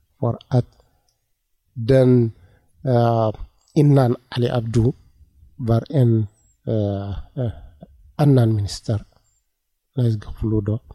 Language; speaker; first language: Swedish; non-native, learner; Tigrinya